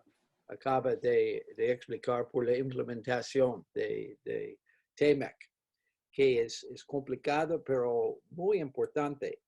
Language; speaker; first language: Spanish; non-native, fluent; English